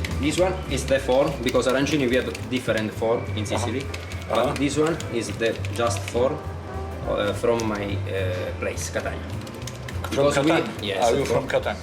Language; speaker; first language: English; non-native, learner; Italian